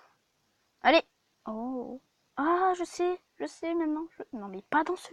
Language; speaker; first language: French; native; French